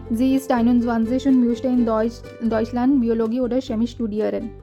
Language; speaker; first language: German; non-native, learner; Hindi